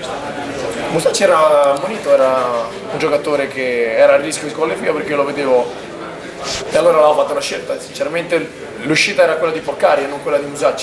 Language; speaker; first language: Italian; native; Italian